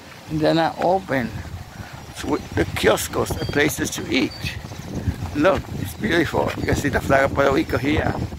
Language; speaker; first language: English; non-native, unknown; Spanish